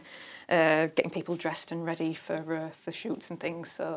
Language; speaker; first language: English; native; English